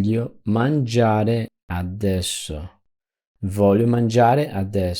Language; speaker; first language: Italian; non-native, fluent; Spanish